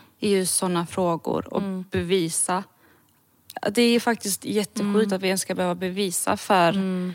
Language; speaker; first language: Swedish; early bilingual, other home language; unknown